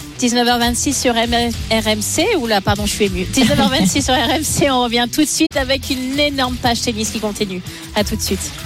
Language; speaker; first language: French; native; French